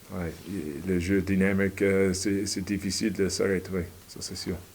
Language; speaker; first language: French; non-native, learner; English